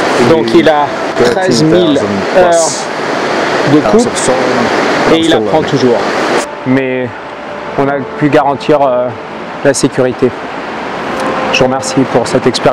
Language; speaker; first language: French; early bilingual, heritage; Finnish